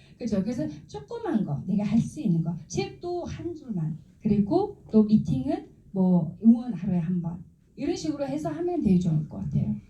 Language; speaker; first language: Korean; non-native, fluent; Mongolian